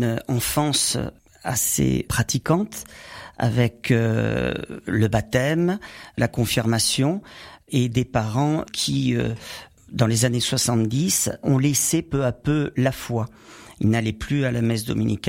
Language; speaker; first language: French; native; French